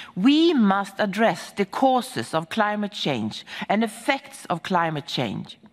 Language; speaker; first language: English; non-native, fluent; Swedish